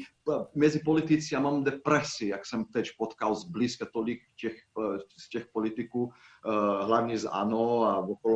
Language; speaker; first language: Czech; non-native, fluent; Portuguese